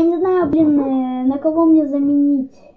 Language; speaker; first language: Russian; native; Russian